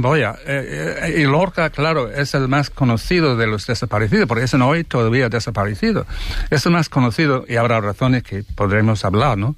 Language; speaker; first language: Spanish; non-native, fluent; English